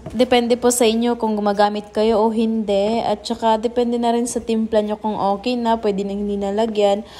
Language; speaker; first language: Filipino; non-native, local second language; Cebuano